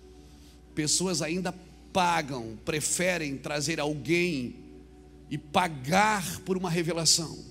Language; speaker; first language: Portuguese; native; Portuguese